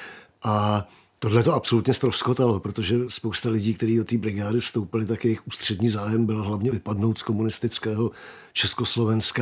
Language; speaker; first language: Czech; native; Czech